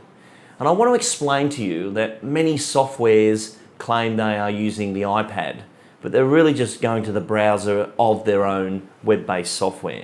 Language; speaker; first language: English; native; English